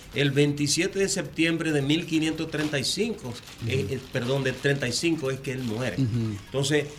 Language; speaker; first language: Spanish; native; Spanish